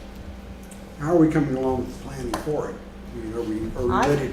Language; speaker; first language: English; native; English